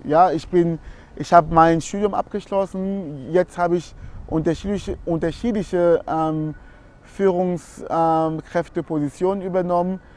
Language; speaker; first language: German; non-native, fluent; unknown